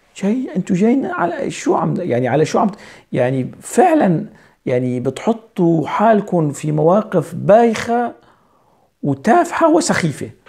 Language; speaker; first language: Arabic; non-native, local second language; Kurdish